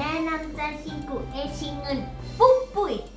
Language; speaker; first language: Korean; non-native, learner; Thai